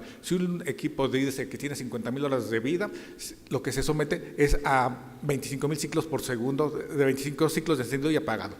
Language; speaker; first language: Spanish; native; Spanish